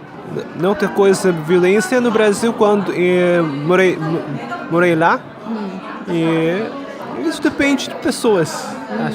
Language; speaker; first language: Portuguese; non-native, learner; Korean